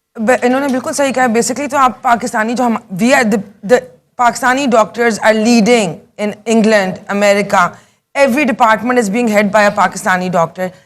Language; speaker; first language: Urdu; native; Urdu